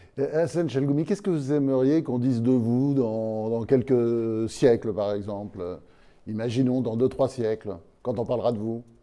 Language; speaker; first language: French; native; French